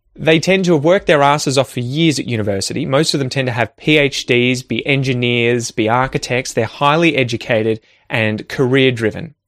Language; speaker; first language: English; native; English